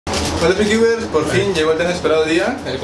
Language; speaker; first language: Spanish; native; Spanish